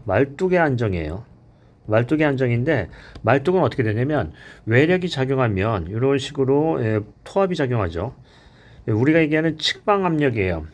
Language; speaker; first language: Korean; native; Korean